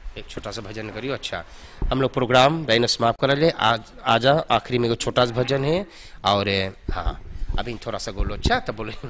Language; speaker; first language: Hindi; early bilingual, heritage; Hindi